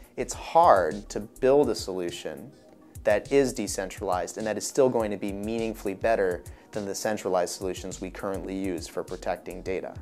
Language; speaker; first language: English; native; English